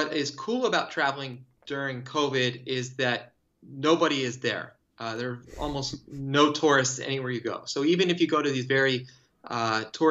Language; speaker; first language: English; native; English